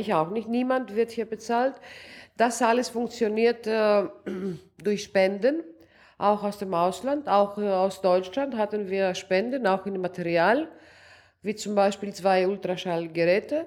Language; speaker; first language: German; non-native, local second language; Greek